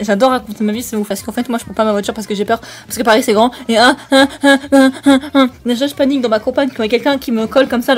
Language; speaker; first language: French; native; French